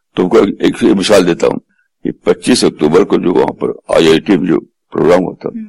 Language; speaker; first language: Urdu; native; Urdu